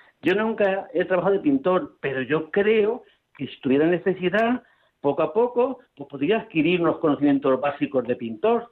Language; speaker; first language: Spanish; native; Spanish